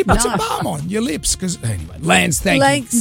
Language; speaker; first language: English; native; English